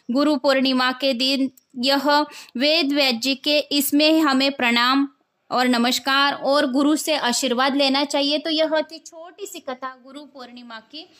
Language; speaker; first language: Hindi; non-native, local second language; Marathi